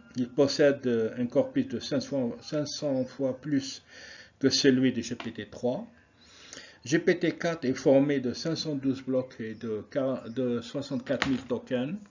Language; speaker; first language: French; non-native, local second language; Arabic